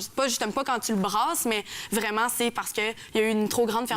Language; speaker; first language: French; native; French